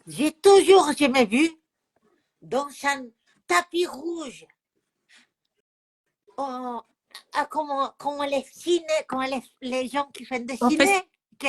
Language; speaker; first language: French; non-native, fluent; Spanish